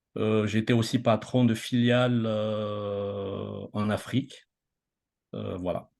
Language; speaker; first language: French; non-native, local second language; Malagasy